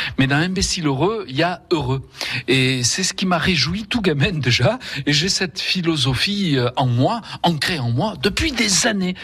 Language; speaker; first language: French; early bilingual, other home language; Spanish